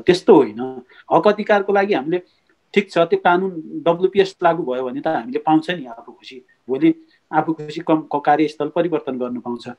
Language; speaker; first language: Nepali; native; Nepali